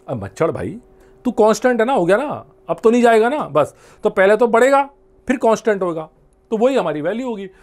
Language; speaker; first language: Hindi; non-native, local second language; Gujarati